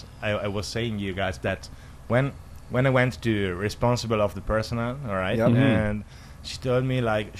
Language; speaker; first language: English; non-native, learner; Italian